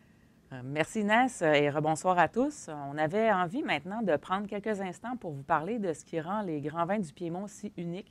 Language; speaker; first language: French; native; French